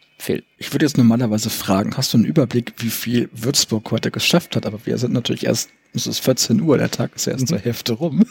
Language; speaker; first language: German; native; German